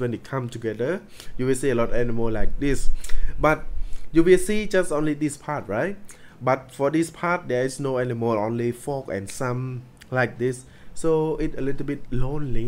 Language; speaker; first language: English; non-native, learner; Khmer